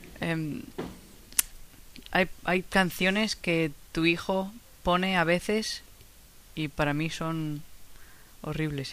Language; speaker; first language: Spanish; non-native, fluent; English